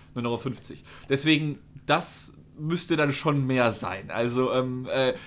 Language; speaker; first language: German; native; German